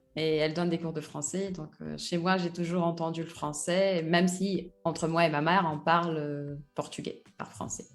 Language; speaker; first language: French; early bilingual, other home language; Portuguese